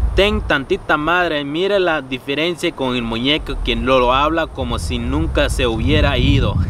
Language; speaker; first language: Spanish; non-native, fluent; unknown